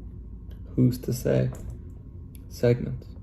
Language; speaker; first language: English; native; English